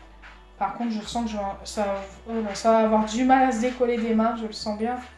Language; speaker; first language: French; native; French